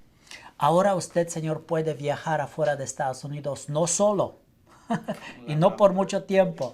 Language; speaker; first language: Spanish; non-native, learner; English